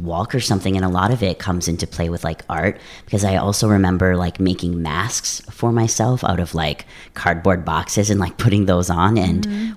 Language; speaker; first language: English; native; English